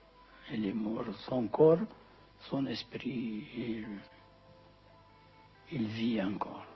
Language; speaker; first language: French; non-native, fluent; Amharic